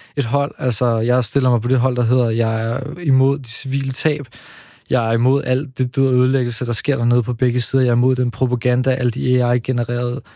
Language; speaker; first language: Danish; early bilingual, other home language; Hebrew